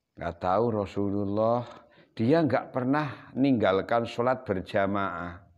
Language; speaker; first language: Indonesian; non-native, local second language; Javanese